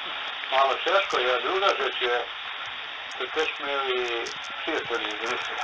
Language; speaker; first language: Polish; non-native, learner; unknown